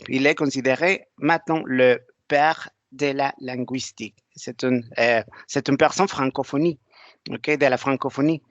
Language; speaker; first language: French; non-native, learner; Spanish